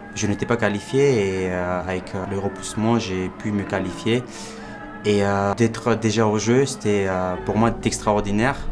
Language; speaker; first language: French; non-native, fluent; Georgian